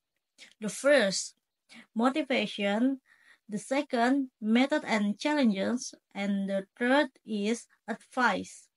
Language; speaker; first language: English; non-native, learner; Indonesian